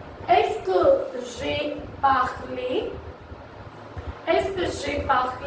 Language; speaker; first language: French; non-native, learner; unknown